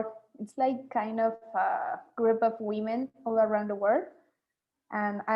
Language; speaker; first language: English; non-native, learner; Spanish